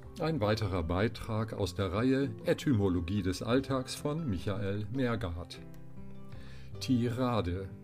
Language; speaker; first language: German; native; German